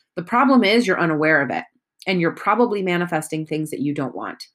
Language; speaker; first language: English; native; English